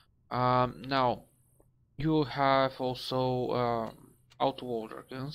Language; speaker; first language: English; non-native, fluent; Bulgarian